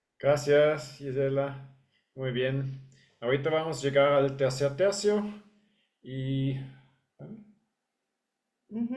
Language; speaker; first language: Spanish; non-native, fluent; English